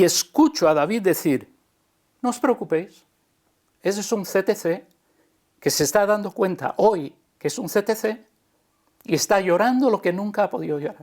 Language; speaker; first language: Spanish; early bilingual, other home language; English